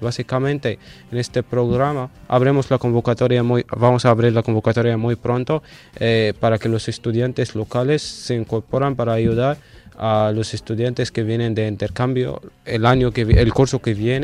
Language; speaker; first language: Spanish; non-native, fluent; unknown